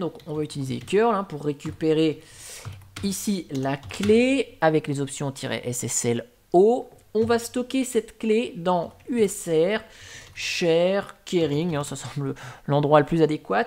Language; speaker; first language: French; native; French